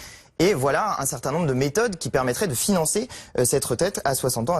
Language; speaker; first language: French; native; French